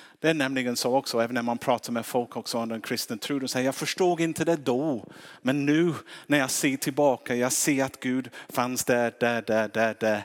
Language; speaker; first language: Swedish; non-native, fluent; English